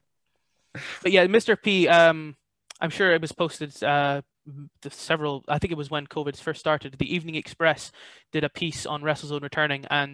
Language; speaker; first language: English; native; English